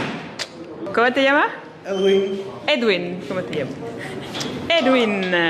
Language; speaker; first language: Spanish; non-native, learner; French